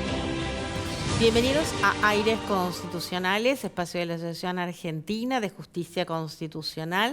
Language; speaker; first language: Spanish; native; Spanish